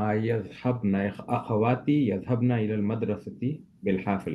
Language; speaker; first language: Arabic; non-native, learner; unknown